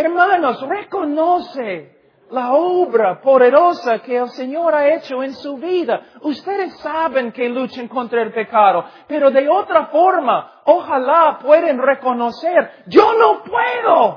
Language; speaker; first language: Spanish; non-native, fluent; English